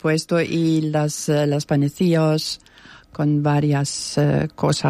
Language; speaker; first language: Spanish; non-native, fluent; German